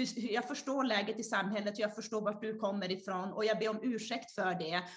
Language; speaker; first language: Swedish; early bilingual, other home language; Portuguese